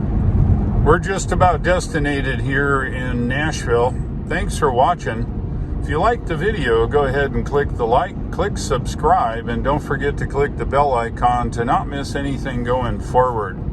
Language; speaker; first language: English; native; English